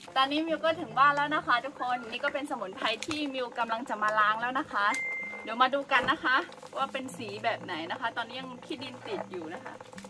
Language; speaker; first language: Thai; non-native, local second language; Akha